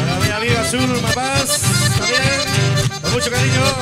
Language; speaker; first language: Spanish; native; Spanish